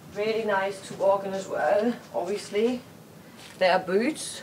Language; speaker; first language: English; non-native, fluent; German